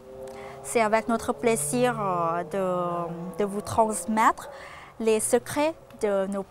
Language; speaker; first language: French; non-native, fluent; Thai